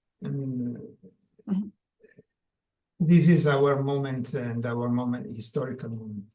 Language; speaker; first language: English; non-native, learner; Italian